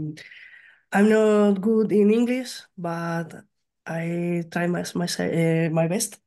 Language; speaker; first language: English; non-native, learner; Spanish